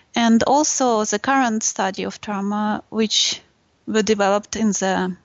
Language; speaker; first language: English; non-native, fluent; Russian